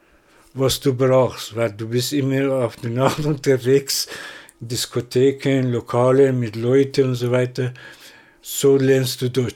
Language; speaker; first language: German; non-native, learner; Persian